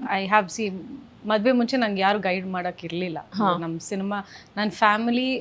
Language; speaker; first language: Kannada; non-native, local second language; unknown